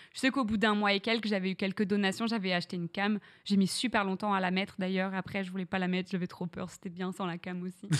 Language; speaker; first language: French; native; French